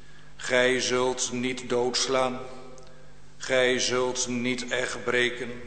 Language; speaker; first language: Dutch; native; Dutch